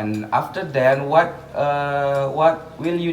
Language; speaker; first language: English; non-native, learner; Indonesian